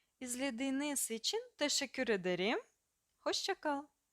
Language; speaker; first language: Turkish; non-native, fluent; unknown